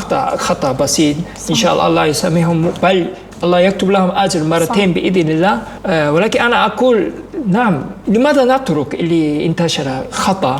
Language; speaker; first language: Arabic; non-native, fluent; Korean